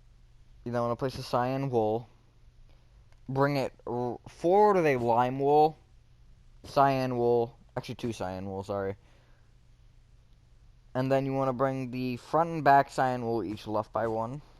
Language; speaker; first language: English; native; English